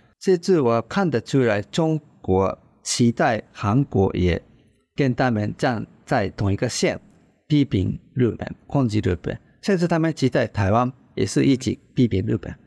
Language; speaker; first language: Chinese; non-native, fluent; Japanese